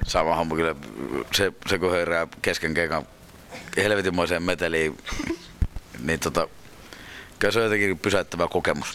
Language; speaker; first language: Finnish; native; Finnish